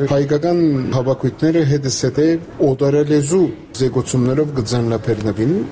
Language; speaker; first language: Armenian; native; Armenian